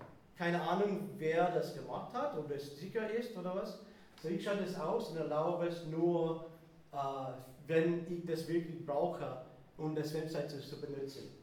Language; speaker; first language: German; non-native, fluent; English